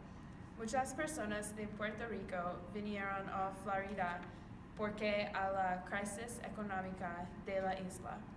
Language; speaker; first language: Spanish; non-native, learner; English